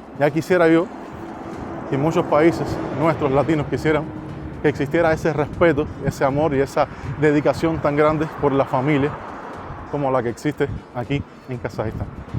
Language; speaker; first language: Spanish; native; Spanish